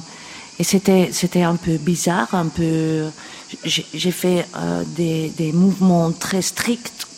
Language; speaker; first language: French; non-native, local second language; Dutch